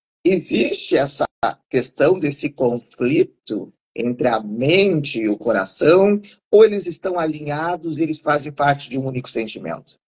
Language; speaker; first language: Portuguese; native; Portuguese